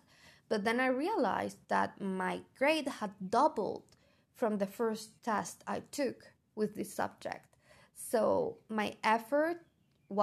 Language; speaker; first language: English; non-native, fluent; Spanish